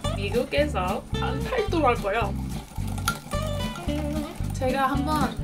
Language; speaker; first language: Korean; non-native, learner; English